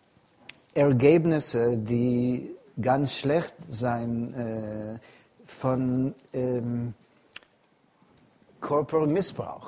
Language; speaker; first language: German; non-native, fluent; English